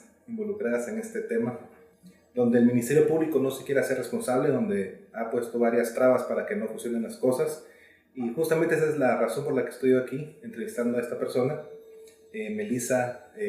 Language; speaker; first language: Spanish; native; Spanish